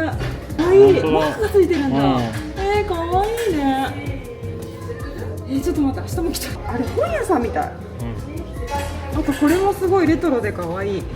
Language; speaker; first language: Japanese; native; Japanese